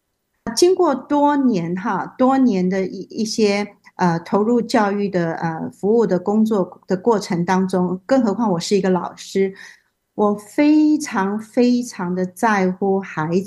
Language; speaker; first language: Chinese; native; Chinese